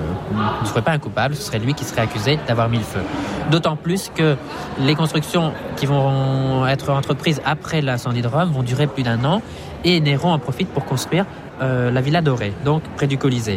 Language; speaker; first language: French; native; French